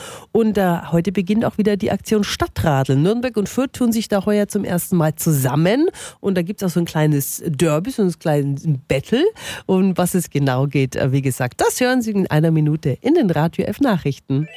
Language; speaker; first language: German; native; German